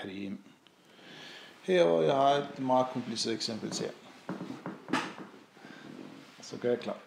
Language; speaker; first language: Danish; non-native, fluent; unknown